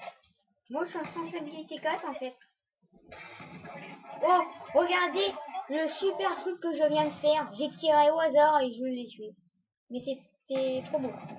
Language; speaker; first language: French; native; French